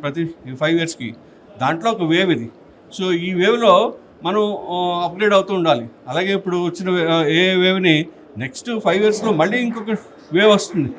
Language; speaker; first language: Telugu; native; Telugu